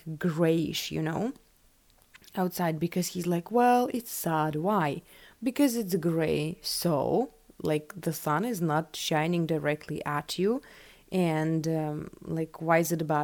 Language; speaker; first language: English; non-native, fluent; Russian